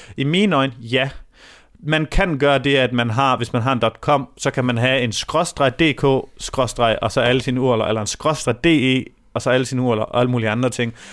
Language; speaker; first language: Danish; native; Danish